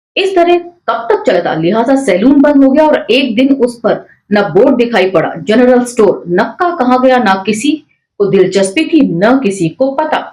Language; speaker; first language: Hindi; native; Hindi